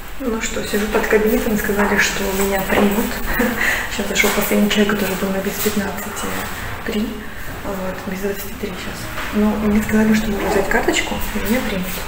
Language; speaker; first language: Russian; native; Russian